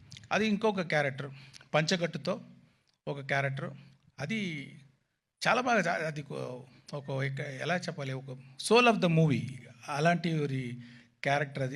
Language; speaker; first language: Telugu; non-native, fluent; Tamil